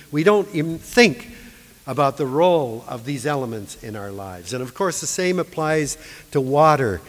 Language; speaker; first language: English; native; English